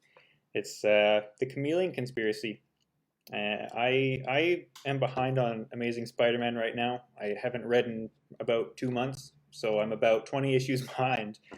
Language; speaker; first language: English; native; English